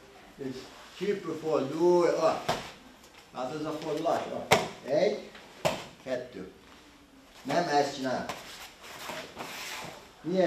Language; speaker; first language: Hungarian; non-native, learner; Portuguese